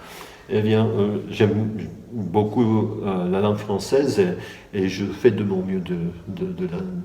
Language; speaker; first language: French; non-native, fluent; English